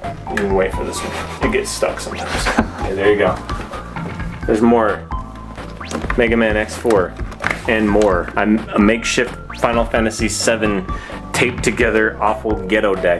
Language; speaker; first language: English; native; English